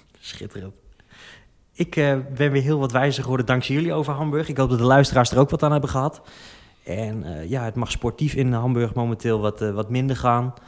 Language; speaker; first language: Dutch; native; Dutch